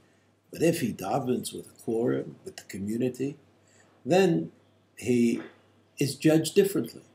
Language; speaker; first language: English; native; English